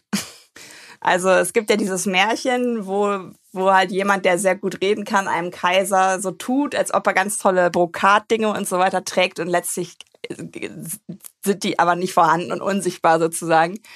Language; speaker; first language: German; native; German